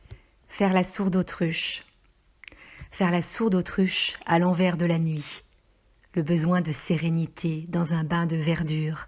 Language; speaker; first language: French; native; French